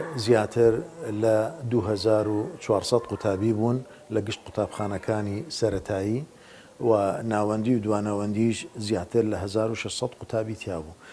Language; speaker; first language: Central Kurdish; non-native, local second language; Assyrian Neo-Aramaic